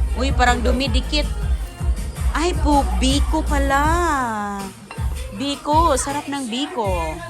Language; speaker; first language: Filipino; non-native, local second language; Cebuano